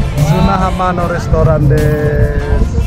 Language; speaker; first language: Japanese; non-native, fluent; Balinese